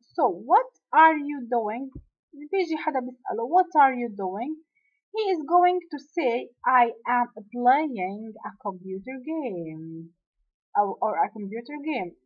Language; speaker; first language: English; non-native, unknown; Arabic